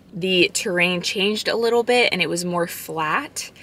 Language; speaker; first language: English; native; English